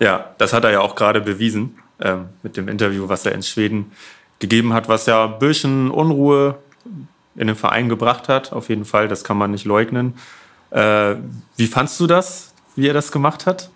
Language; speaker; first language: German; native; German